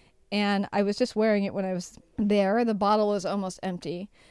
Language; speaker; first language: English; native; English